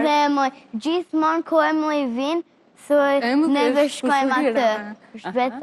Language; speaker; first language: Albanian; early bilingual, heritage; Albanian